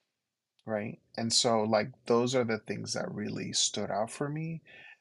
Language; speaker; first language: English; early bilingual, other home language; Spanish